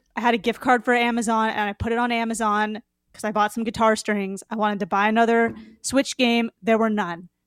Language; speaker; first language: English; native; English